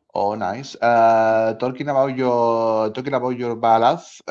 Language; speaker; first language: English; non-native, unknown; Spanish